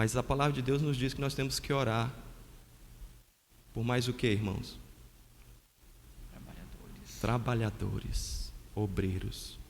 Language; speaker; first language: Portuguese; native; Portuguese